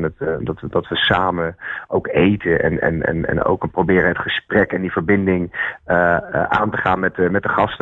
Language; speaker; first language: Dutch; native; Dutch